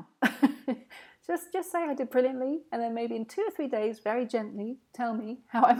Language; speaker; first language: English; native; English